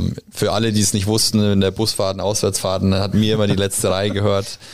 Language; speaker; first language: German; native; German